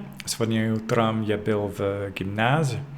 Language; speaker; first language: Russian; non-native, learner; English